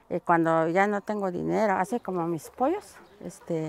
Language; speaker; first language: Spanish; non-native, local second language; Tzeltal